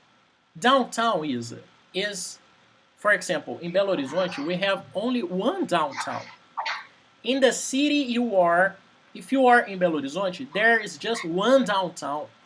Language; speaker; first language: English; non-native, fluent; Portuguese